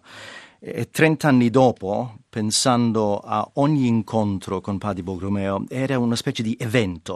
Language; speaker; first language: Italian; non-native, fluent; English